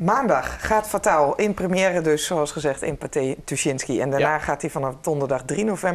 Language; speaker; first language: Dutch; native; Dutch